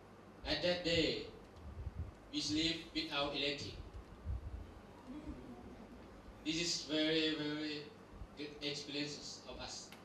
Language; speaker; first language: English; non-native, learner; Thai